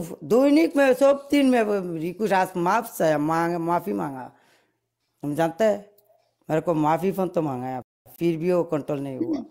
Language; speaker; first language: Hindi; non-native, learner; Bangla